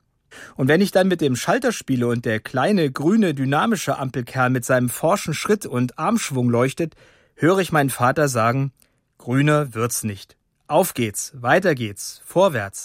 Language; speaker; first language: German; native; German